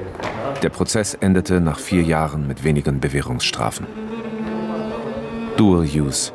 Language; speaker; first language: German; native; German